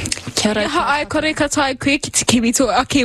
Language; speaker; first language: Māori; non-native, learner; English